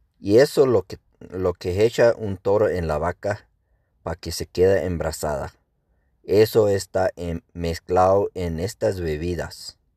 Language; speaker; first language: Spanish; non-native, local second language; Plautdietsch